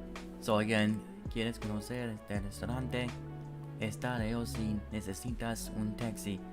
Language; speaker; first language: Spanish; non-native, learner; English